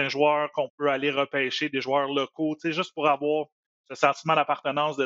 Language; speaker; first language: French; native; French